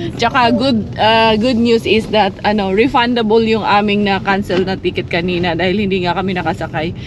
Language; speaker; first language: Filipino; non-native, local second language; Cebuano